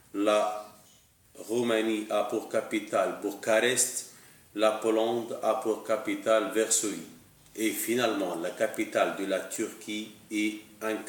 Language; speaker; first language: French; non-native, learner; Arabic